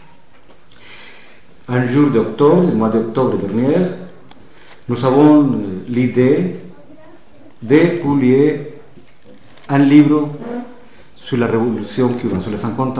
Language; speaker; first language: French; non-native, fluent; Spanish